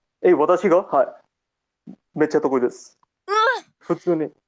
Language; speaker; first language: Japanese; non-native, learner; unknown